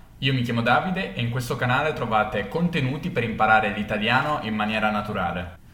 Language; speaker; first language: Italian; native; Italian